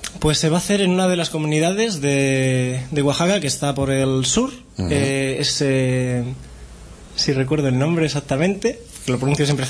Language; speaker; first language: Spanish; native; Spanish